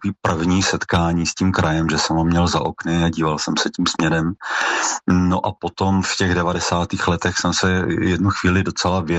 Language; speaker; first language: Czech; native; Czech